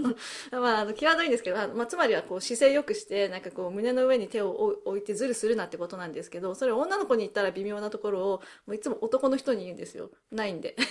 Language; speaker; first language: Japanese; early bilingual, heritage; Japanese